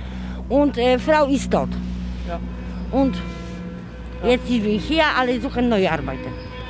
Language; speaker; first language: German; non-native, learner; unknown